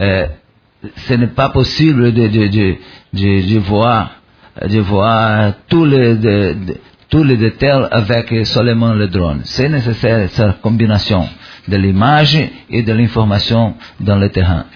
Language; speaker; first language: French; non-native, learner; Portuguese